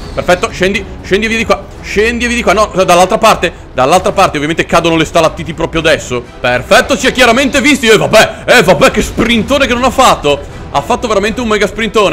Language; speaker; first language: Italian; native; Italian